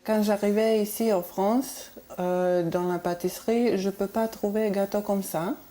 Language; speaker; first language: French; non-native, learner; Serbian